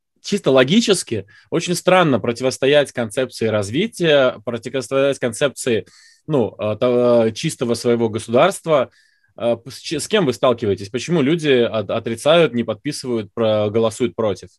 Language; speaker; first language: Russian; native; Russian